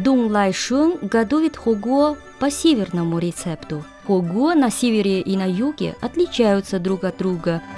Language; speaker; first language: Russian; non-native, fluent; Chinese